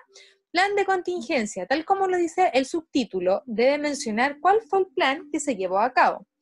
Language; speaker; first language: Spanish; native; Spanish